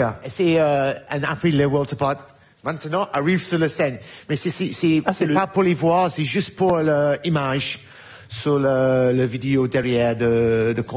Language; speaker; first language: French; non-native, learner; English